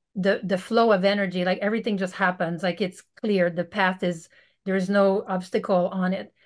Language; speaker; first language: English; native; English